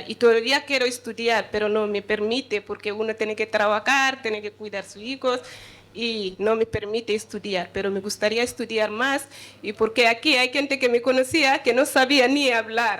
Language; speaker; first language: Spanish; non-native, learner; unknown